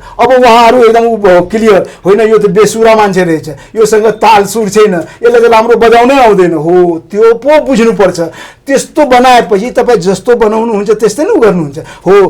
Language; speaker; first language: Nepali; non-native, local second language; Maithili